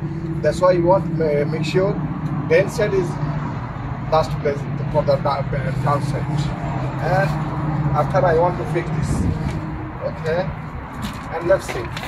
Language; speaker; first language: English; non-native, learner; Bangla